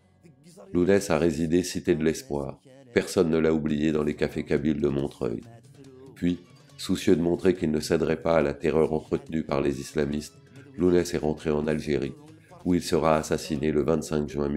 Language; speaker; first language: French; native; French